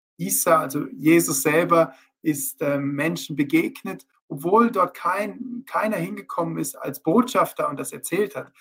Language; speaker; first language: German; early bilingual, heritage; German